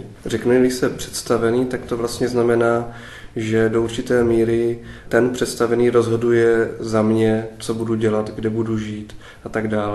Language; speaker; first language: Czech; native; Czech